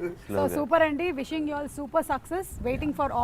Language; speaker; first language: Telugu; native; Telugu